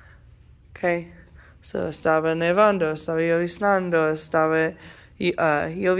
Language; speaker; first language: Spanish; non-native, fluent; English